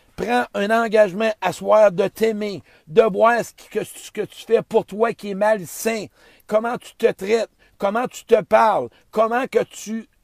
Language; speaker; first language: French; native; French